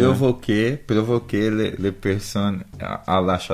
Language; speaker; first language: French; non-native, learner; Portuguese